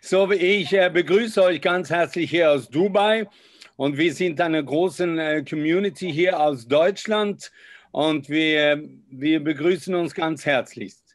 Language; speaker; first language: German; non-native, fluent; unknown